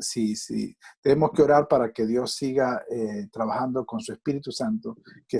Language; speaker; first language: Spanish; native; Spanish